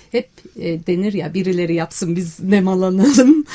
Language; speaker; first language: Turkish; native; Turkish